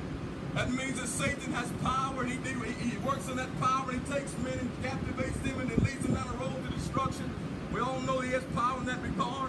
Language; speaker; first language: English; native; English